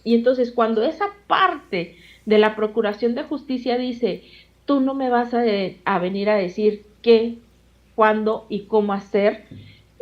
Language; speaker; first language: Spanish; native; Spanish